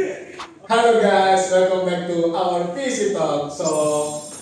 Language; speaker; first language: English; non-native, learner; Indonesian